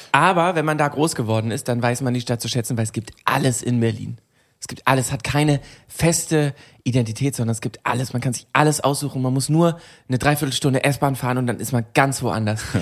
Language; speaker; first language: German; native; German